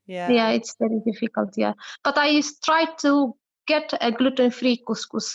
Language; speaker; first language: English; non-native, learner; Arabic